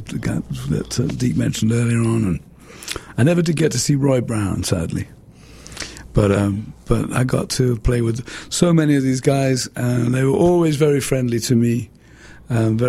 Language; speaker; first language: English; native; English